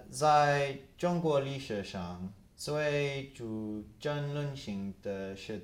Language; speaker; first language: Chinese; non-native, fluent; English